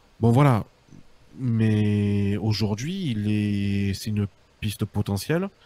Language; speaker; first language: French; native; French